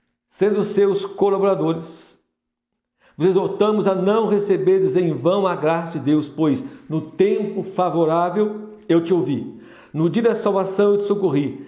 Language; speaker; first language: Portuguese; native; Portuguese